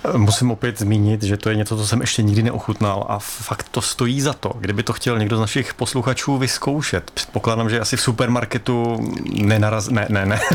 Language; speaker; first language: Czech; native; Czech